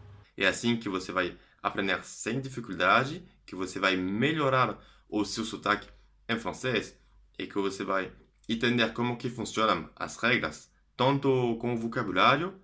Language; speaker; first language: Portuguese; non-native, fluent; French